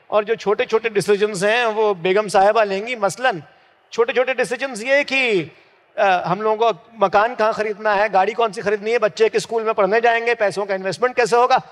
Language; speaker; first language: Hindi; native; Hindi